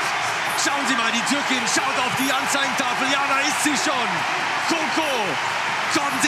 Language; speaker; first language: German; native; German